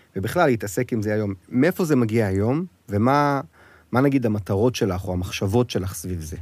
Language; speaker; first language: Hebrew; native; Hebrew